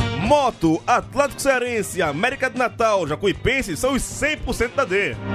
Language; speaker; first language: Portuguese; native; Portuguese